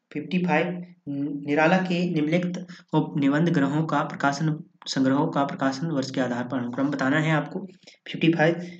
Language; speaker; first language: Hindi; native; Hindi